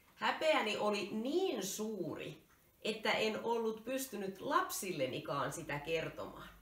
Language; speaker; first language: Finnish; native; Finnish